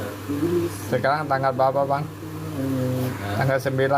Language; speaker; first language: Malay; non-native, local second language; Hakka Chinese